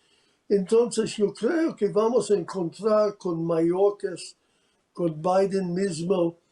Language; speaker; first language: Spanish; non-native, fluent; English